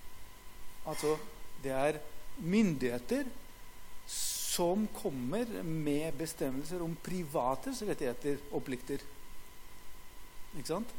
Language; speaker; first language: Norwegian; non-native, fluent; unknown